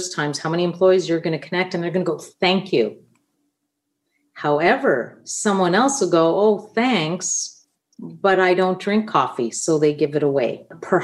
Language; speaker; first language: English; non-native, fluent; Italian